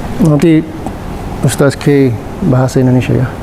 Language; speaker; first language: Indonesian; non-native, learner; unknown